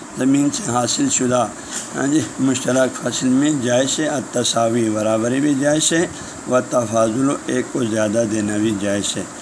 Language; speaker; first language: Urdu; non-native, local second language; Balti